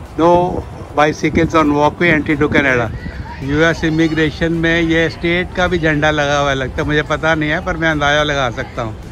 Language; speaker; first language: Hindi; native; Hindi